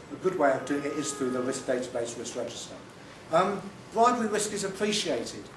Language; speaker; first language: English; native; English